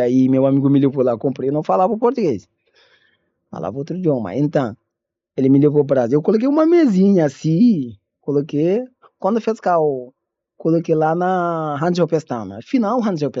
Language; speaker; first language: Portuguese; non-native, learner; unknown